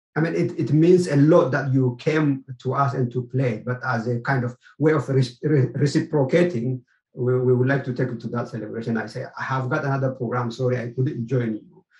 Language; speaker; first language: English; non-native, fluent; Amharic